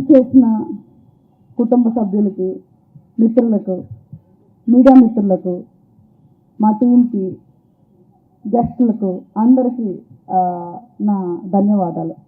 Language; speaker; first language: Telugu; native; Telugu